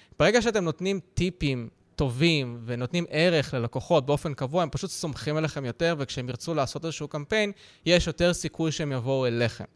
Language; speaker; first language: Hebrew; early bilingual, other home language; Russian